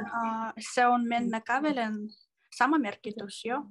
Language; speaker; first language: Finnish; non-native, learner; Russian